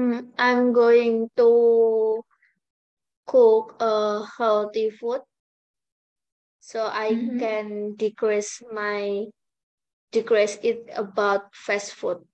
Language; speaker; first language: English; non-native, learner; Indonesian